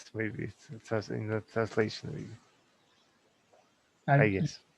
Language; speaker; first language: English; non-native, learner; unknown